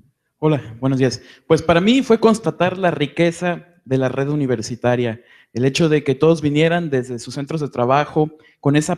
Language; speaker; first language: Spanish; native; Spanish